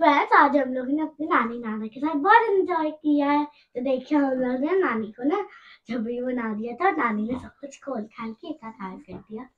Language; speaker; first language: Hindi; native; Hindi